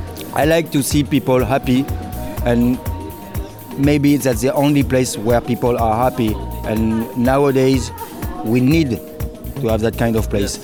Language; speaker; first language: English; non-native, fluent; French